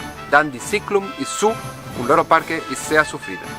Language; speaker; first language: German; non-native, fluent; Spanish